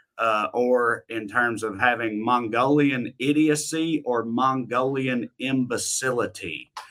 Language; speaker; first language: English; native; English